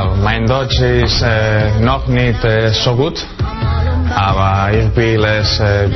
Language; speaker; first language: German; non-native, learner; Spanish